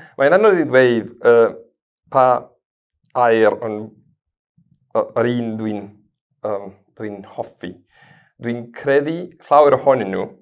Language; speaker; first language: Welsh; non-native, learner; Spanish